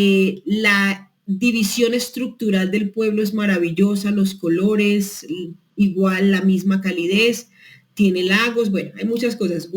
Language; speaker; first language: Spanish; native; Spanish